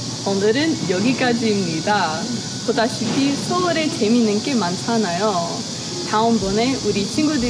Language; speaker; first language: Korean; non-native, fluent; English